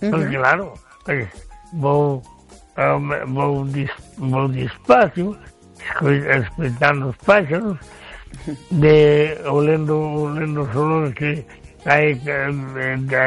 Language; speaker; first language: Spanish; native; Spanish